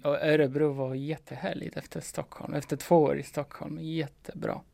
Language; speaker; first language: Swedish; non-native, fluent; Polish